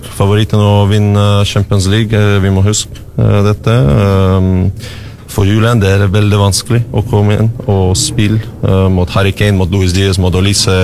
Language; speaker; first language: Norwegian; non-native, learner; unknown